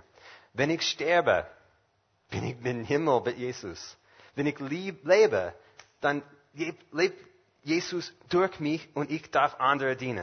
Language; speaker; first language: German; non-native, fluent; English